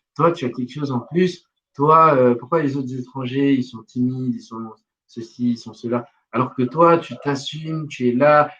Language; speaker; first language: French; non-native, local second language; Wolof